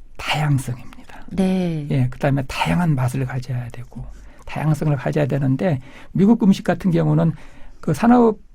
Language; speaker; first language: Korean; native; Korean